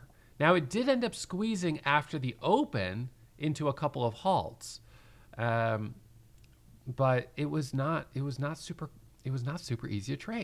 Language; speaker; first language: English; native; English